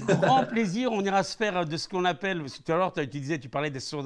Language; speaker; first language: French; native; French